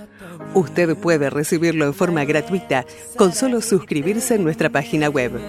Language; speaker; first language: Spanish; native; Spanish